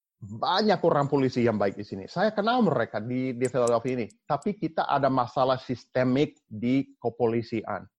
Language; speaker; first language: Indonesian; non-native, fluent; English